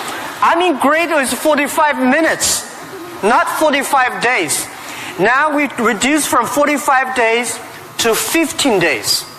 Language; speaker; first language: English; non-native, fluent; Chinese